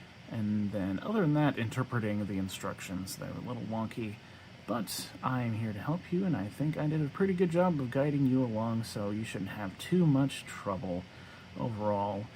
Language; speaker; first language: English; native; English